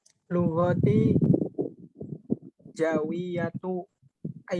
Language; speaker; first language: Arabic; non-native, learner; Javanese